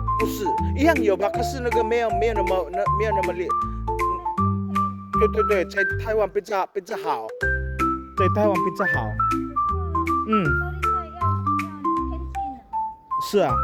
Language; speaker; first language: Chinese; non-native, learner; Filipino